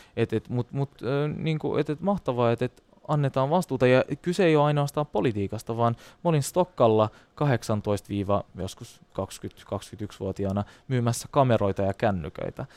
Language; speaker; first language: Finnish; non-native, fluent; Turkish